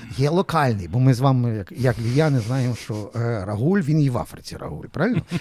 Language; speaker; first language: Ukrainian; native; Ukrainian